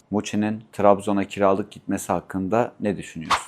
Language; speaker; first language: Turkish; native; Turkish